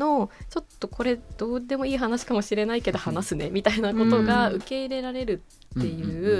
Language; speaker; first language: Japanese; native; Japanese